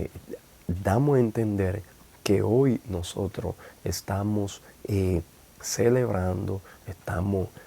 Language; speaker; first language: Spanish; native; Spanish